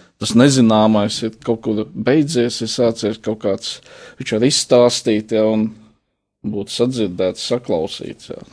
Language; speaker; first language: Latvian; native; Latvian